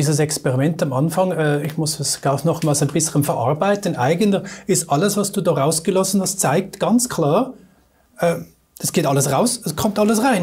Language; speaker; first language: German; native; German